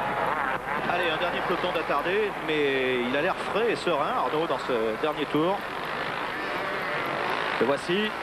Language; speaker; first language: French; native; French